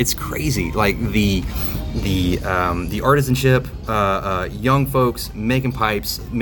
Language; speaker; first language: English; native; English